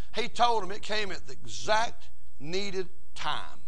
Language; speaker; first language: English; native; English